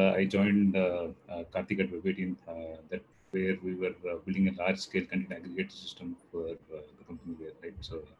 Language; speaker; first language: English; non-native, local second language; Telugu